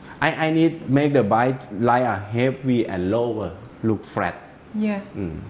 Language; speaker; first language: English; non-native, learner; Thai